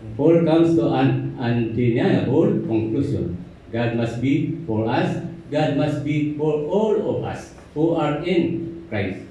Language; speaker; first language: English; non-native, local second language; Filipino